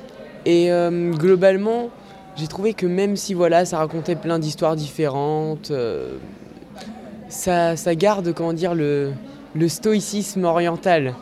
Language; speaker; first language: French; native; French